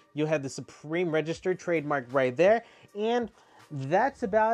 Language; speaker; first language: English; native; English